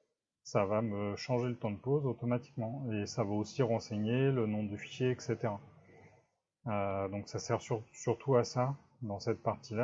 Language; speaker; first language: French; native; French